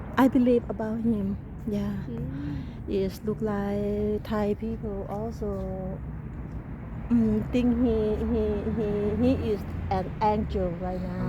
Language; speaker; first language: English; non-native, learner; Thai